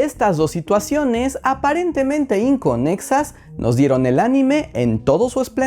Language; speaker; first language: Spanish; native; Spanish